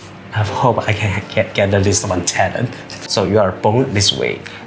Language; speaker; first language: English; non-native, learner; Chinese